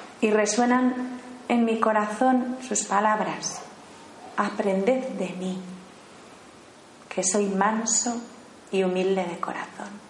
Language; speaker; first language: Spanish; native; Spanish